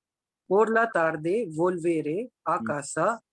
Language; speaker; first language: Spanish; non-native, learner; Hindi